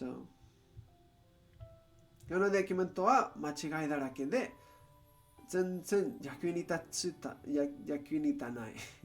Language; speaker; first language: Japanese; non-native, learner; English